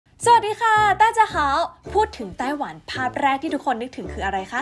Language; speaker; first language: Thai; native; Thai